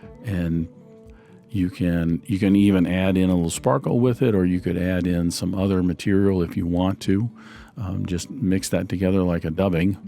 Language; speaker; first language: English; native; English